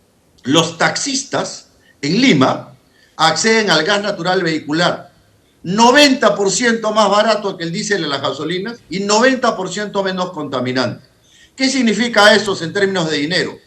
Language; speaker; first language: Spanish; native; Spanish